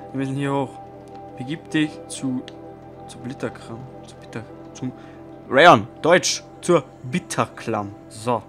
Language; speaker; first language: German; native; German